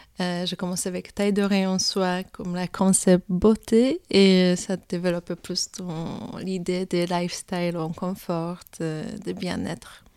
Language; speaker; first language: French; non-native, fluent; Polish